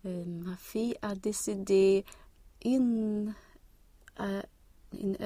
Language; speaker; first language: French; non-native, learner; Swedish